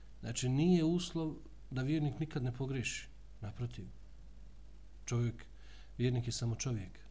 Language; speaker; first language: Bosnian; native; Bosnian